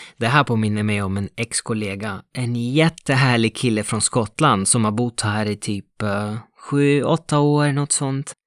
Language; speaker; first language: Swedish; non-native, fluent; Italian